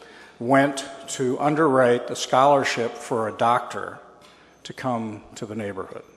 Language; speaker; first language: English; native; English